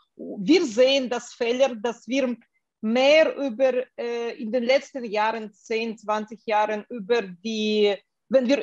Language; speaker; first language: German; non-native, fluent; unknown